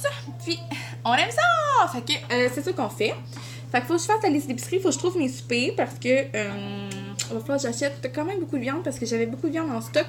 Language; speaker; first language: French; native; French